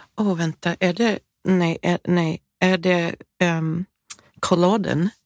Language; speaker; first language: Swedish; non-native, fluent; English